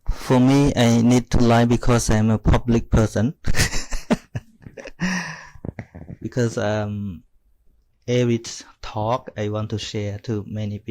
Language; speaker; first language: English; non-native, fluent; Khmer